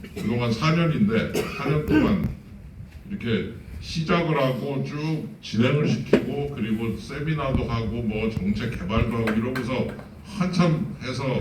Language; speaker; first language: Korean; native; Korean